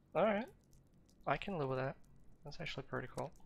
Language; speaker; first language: English; non-native, fluent; Ukrainian